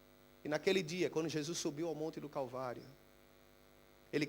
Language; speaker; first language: Portuguese; native; Portuguese